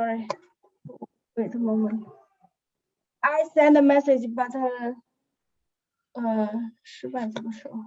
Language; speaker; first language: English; non-native, learner; Chinese